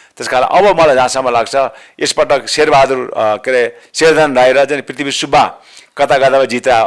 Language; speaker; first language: Nepali; non-native, local second language; Sherpa